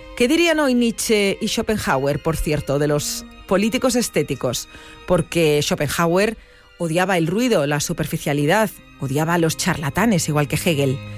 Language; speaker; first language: Spanish; native; Spanish